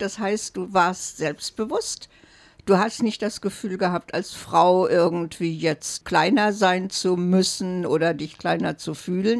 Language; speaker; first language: German; native; German